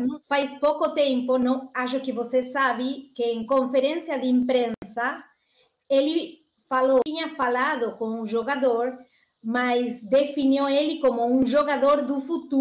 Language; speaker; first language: Portuguese; non-native, learner; Spanish